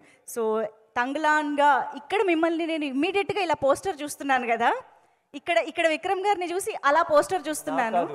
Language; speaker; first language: Telugu; native; Telugu